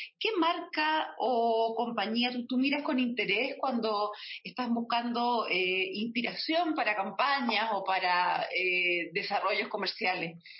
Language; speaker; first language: Spanish; native; Spanish